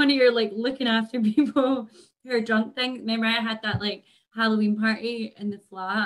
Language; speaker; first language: English; native; English